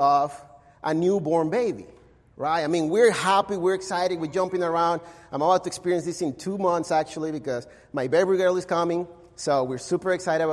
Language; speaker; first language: English; non-native, fluent; Spanish